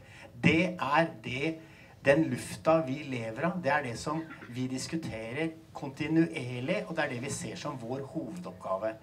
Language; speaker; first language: Norwegian; native; Norwegian